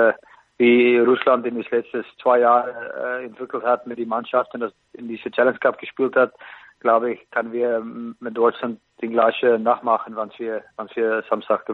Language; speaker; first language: German; non-native, fluent; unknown